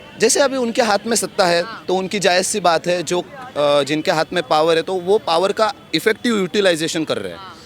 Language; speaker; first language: Hindi; non-native, local second language; Marathi